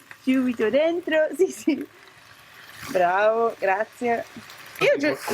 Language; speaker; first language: Italian; non-native, fluent; English